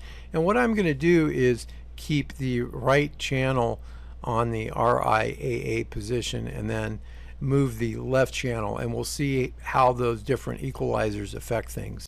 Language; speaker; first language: English; native; English